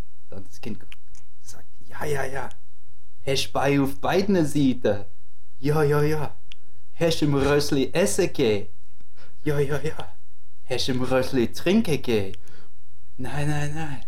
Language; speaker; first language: German; non-native, learner; English